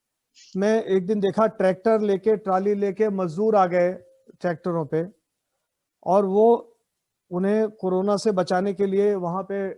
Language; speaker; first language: Hindi; native; Hindi